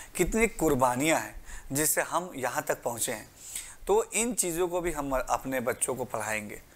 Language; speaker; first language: Hindi; native; Hindi